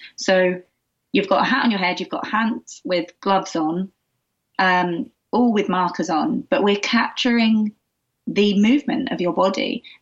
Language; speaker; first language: English; native; English